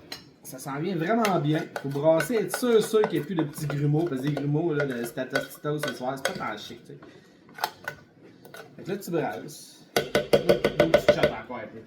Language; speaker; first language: French; native; French